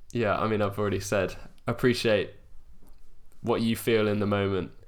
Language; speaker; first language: English; native; English